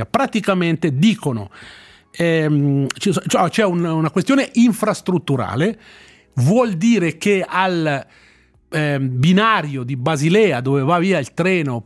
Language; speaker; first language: Italian; native; Italian